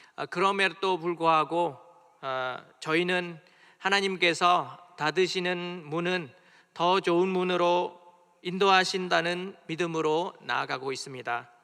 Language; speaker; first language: Korean; non-native, fluent; Vietnamese